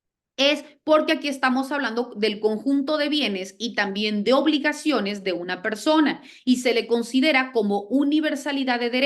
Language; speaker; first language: Spanish; native; Spanish